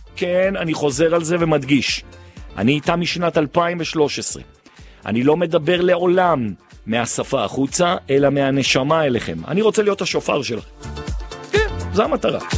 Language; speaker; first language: Hebrew; native; Hebrew